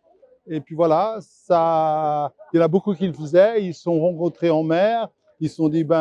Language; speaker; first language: French; non-native, fluent; English